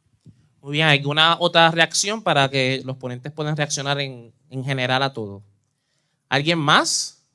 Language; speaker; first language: Spanish; native; Spanish